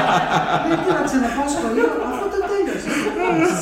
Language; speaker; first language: Greek; native; Greek